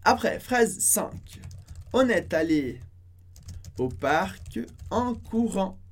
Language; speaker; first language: French; non-native, fluent; Portuguese